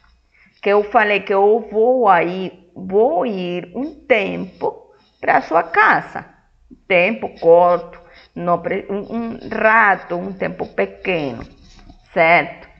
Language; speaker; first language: Portuguese; non-native, fluent; Spanish